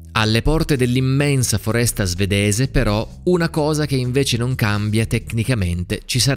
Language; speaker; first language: Italian; native; Italian